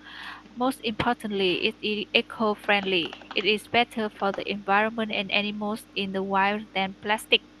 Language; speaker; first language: English; non-native, learner; Vietnamese